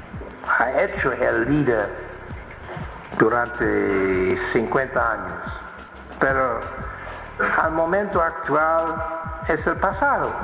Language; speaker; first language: Spanish; non-native, fluent; English